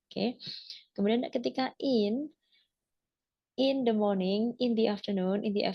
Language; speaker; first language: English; non-native, fluent; Indonesian